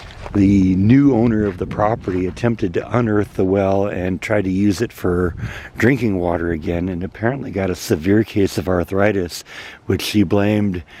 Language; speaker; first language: English; native; English